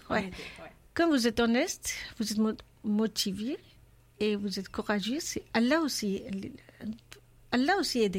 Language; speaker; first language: French; non-native, learner; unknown